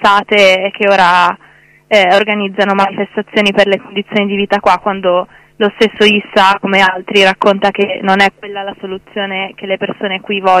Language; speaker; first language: Italian; native; Italian